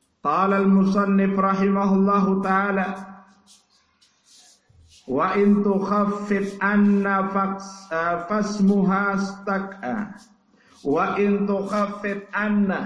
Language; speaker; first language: Arabic; non-native, fluent; Indonesian